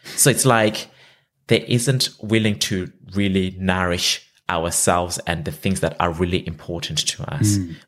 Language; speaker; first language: English; non-native, local second language; Shona